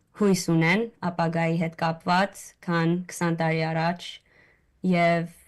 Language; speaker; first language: Armenian; early bilingual, heritage; Armenian